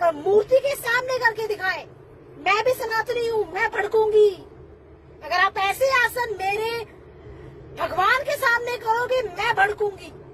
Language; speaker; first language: Hindi; native; Hindi